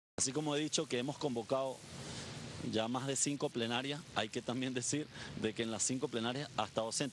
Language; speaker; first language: Spanish; native; Spanish